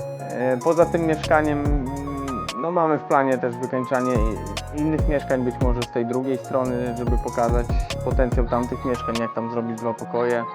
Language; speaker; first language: Polish; native; Polish